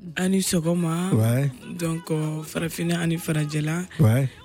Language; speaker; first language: French; non-native, local second language; Bambara